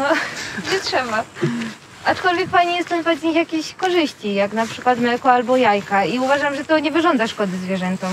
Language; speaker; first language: Polish; native; Polish